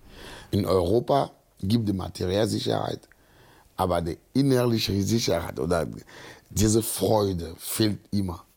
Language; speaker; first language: German; non-native, fluent; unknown